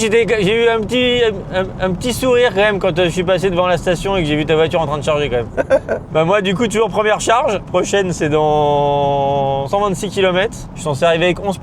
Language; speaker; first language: French; native; French